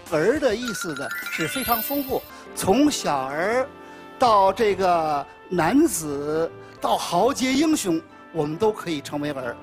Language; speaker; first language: Chinese; native; Chinese